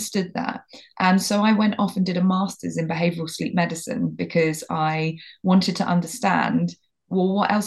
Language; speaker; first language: English; native; English